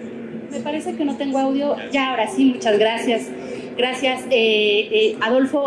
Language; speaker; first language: Spanish; native; Spanish